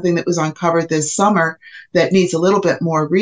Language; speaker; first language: English; native; English